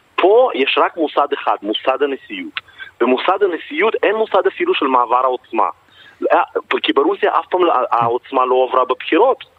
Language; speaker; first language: Hebrew; non-native, fluent; Russian